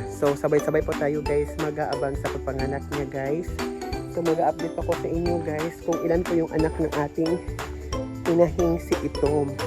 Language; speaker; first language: Filipino; non-native, local second language; Cebuano